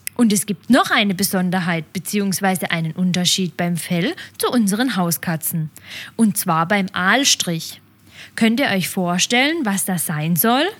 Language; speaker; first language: German; native; German